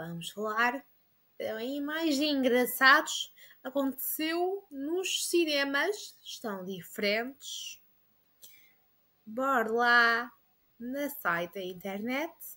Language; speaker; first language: Portuguese; non-native, learner; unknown